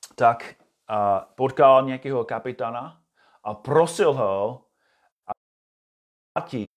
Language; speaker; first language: Czech; non-native, fluent; English